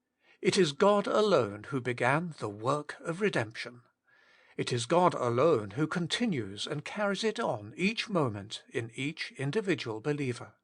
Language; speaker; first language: English; native; English